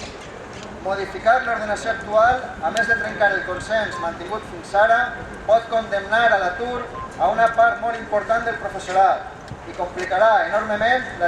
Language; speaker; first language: Catalan; native; Catalan